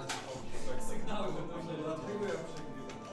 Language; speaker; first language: Polish; native; Polish